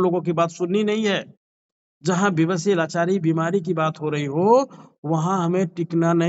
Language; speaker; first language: Hindi; native; Hindi